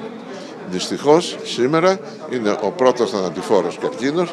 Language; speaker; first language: Greek; native; Greek